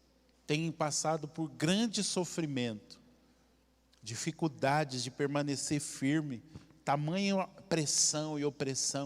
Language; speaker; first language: Portuguese; native; Portuguese